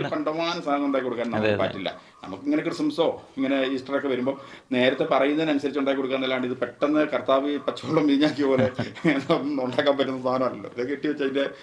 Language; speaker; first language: Malayalam; native; Malayalam